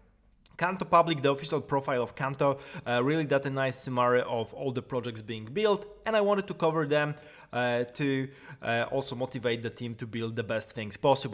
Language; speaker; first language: English; non-native, fluent; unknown